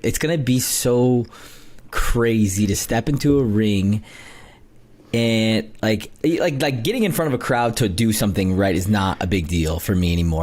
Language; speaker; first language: English; native; English